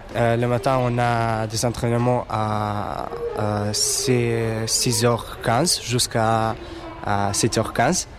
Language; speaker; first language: French; non-native, learner; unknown